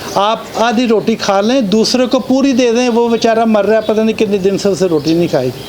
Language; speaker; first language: Urdu; non-native, local second language; Punjabi